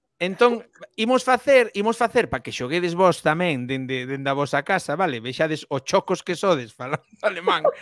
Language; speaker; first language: Galician; native; Galician